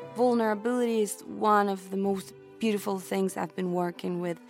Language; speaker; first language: English; non-native, fluent; Spanish